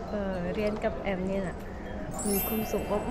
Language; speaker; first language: Thai; non-native, learner; Indonesian